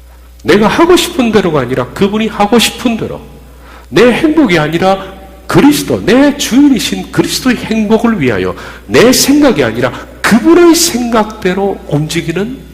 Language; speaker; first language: Korean; native; Korean